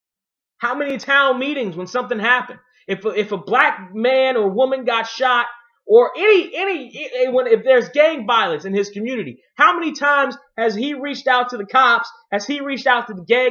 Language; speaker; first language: English; native; English